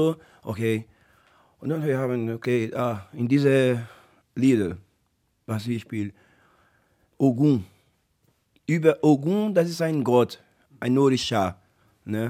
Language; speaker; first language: German; non-native, learner; Portuguese